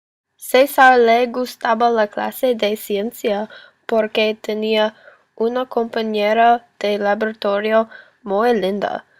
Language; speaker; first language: Spanish; non-native, learner; English